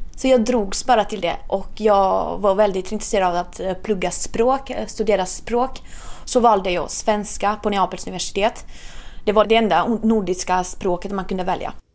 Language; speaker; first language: Swedish; non-native, fluent; Italian